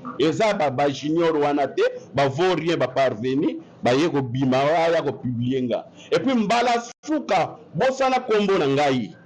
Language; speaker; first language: Lingala; non-native, local second language; Kituba (Democratic Republic of Congo)